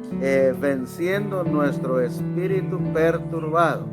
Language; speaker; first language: Spanish; native; Spanish